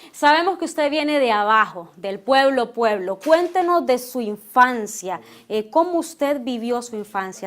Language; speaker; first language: Spanish; native; Spanish